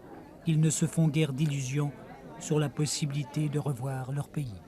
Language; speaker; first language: French; native; French